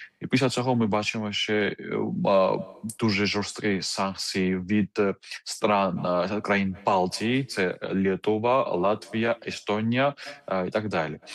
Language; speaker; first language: Ukrainian; non-native, fluent; Georgian